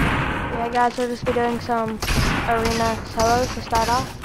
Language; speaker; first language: English; native; English